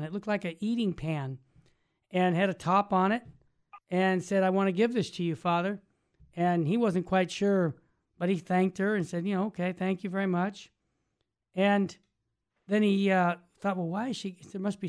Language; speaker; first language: English; native; English